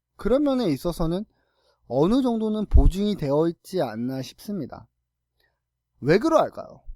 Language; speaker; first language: Korean; native; Korean